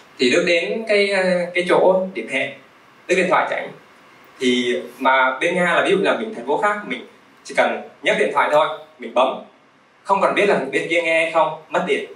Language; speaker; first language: Vietnamese; early bilingual, other home language; Russian